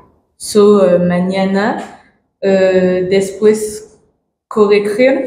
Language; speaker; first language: Spanish; non-native, learner; French